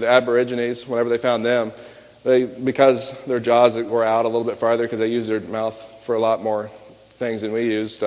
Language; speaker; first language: English; native; English